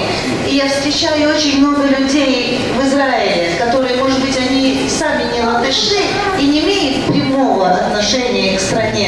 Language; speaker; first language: Russian; non-native, local second language; Latvian